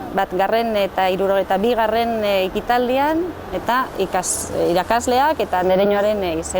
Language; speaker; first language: Basque; native; Basque